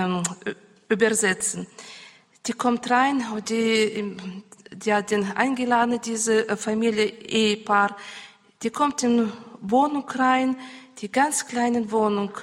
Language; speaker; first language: German; non-native, learner; Russian